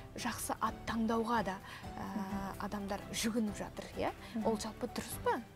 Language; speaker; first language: Kazakh; native; Kazakh